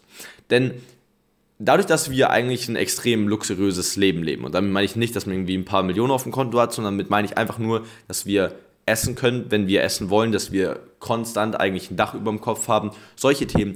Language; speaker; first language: German; native; German